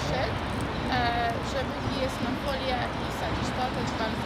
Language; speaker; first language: Polish; non-native, learner; Afrikaans